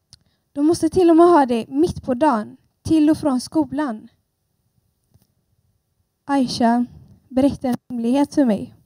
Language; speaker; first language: Swedish; early bilingual, other home language; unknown